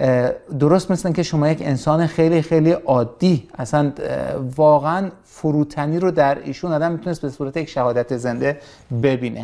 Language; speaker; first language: Persian; native; Persian